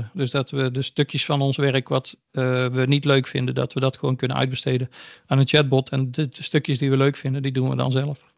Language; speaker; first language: Dutch; native; Dutch